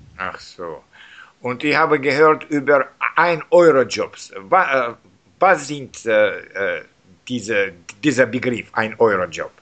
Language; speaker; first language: German; non-native, learner; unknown